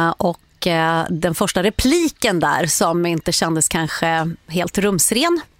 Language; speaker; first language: Swedish; native; Swedish